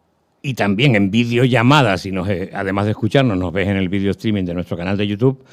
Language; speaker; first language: Spanish; native; Spanish